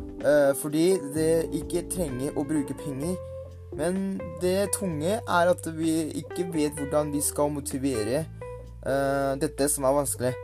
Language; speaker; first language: Norwegian; non-native, learner; Thai